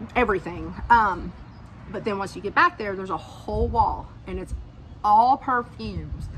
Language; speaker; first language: English; native; English